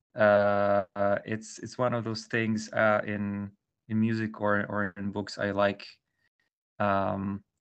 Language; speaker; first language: English; non-native, fluent; Polish